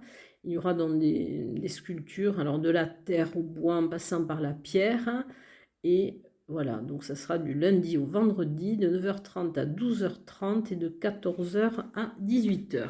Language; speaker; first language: French; native; French